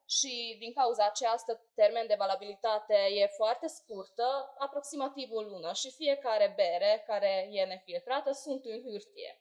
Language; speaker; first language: Romanian; non-native, local second language; Hungarian